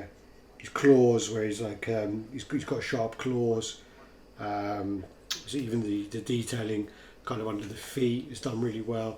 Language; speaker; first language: English; native; English